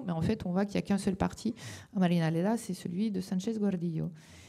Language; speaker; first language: French; native; French